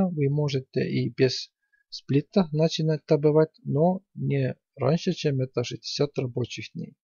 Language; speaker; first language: Russian; non-native, fluent; Estonian